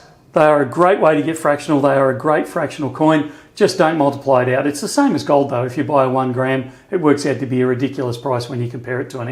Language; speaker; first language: English; native; English